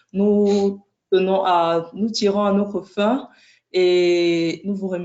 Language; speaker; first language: French; native; French